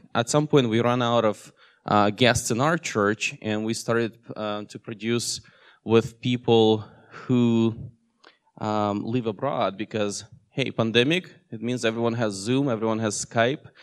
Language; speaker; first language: English; non-native, fluent; Russian